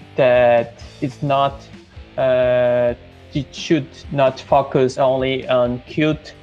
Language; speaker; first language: English; non-native, fluent; Portuguese